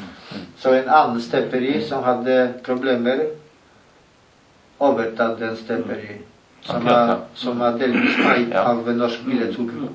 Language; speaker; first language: Norwegian; non-native, learner; Polish